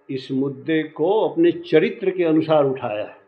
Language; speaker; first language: Hindi; native; Hindi